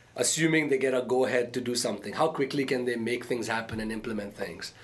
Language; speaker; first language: English; early bilingual, other home language; Arabic